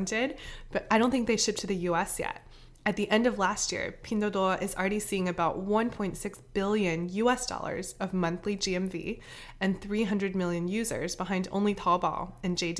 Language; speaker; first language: English; native; English